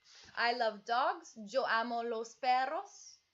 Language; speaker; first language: Spanish; non-native, fluent; English